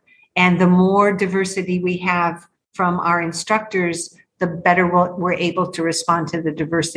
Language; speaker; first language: English; native; English